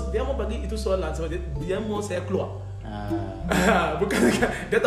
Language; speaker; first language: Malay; non-native, learner; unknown